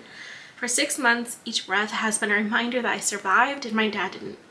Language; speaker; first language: English; native; English